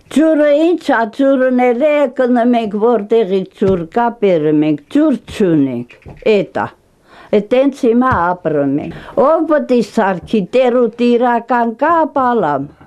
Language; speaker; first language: Armenian; non-native, local second language; Greek